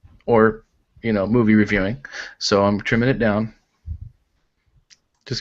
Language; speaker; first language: English; native; English